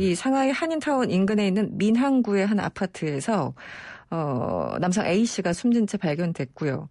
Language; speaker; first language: Korean; native; Korean